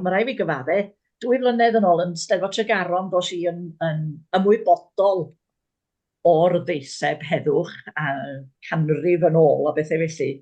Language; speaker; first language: Welsh; native; Welsh